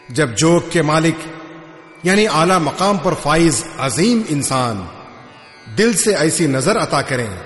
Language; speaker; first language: Urdu; native; Urdu